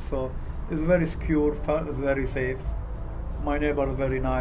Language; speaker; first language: English; non-native, fluent; Arabic